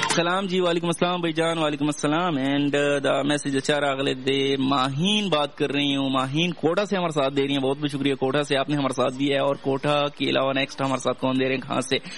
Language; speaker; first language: Urdu; non-native, local second language; Pashto